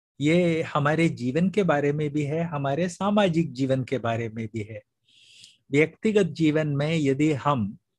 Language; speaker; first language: Hindi; non-native, local second language; Malayalam